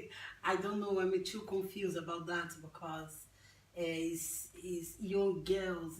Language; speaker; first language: English; non-native, learner; Portuguese